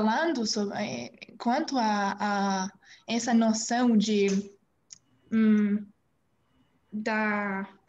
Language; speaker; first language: Portuguese; non-native, learner; English